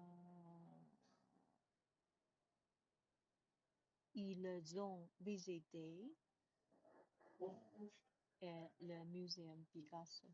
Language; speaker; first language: French; non-native, learner; Chinese